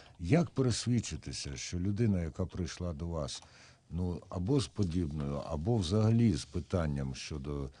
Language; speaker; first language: Ukrainian; native; Ukrainian